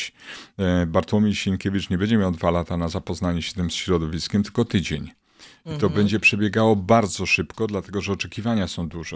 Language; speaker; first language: Polish; native; Polish